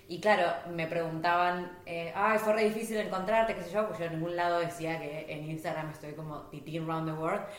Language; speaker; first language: Spanish; native; Spanish